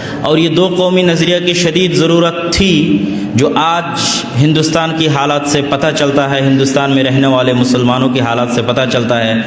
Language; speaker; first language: Urdu; non-native, fluent; Bangla